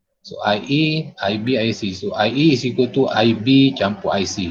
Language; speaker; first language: English; non-native, local second language; Malay